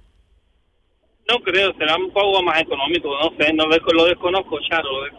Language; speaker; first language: Spanish; native; Spanish